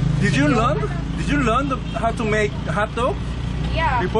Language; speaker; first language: English; non-native, learner; Korean